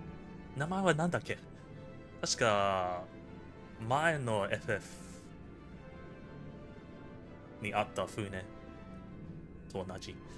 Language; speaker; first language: Japanese; non-native, learner; English